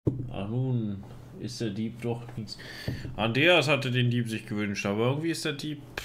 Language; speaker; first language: German; native; German